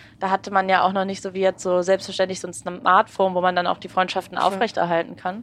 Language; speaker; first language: German; native; German